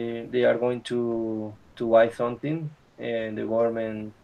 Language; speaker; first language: English; non-native, learner; Spanish